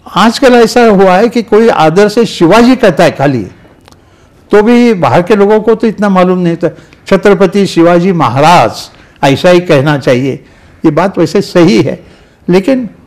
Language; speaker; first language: Hindi; non-native, local second language; Marathi